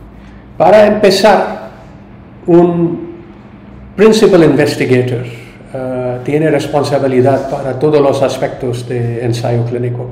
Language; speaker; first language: Spanish; non-native, learner; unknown